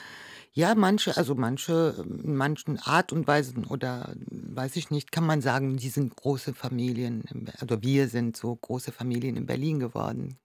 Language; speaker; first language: German; non-native, fluent; Arabic